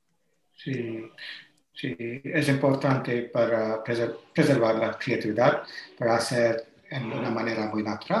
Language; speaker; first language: Spanish; non-native, learner; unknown